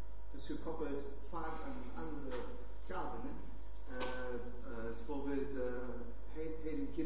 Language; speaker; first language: Dutch; non-native, fluent; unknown